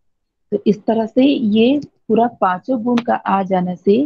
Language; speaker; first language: Hindi; native; Hindi